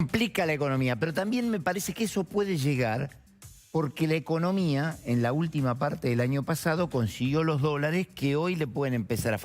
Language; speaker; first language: Spanish; native; Spanish